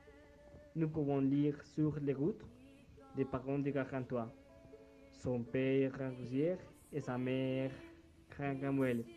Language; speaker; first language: French; non-native, learner; Spanish